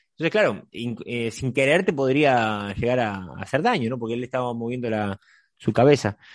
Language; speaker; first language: Spanish; native; Spanish